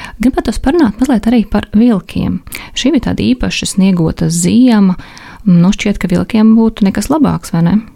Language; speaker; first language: Latvian; native; Latvian